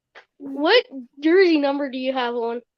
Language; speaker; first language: English; native; English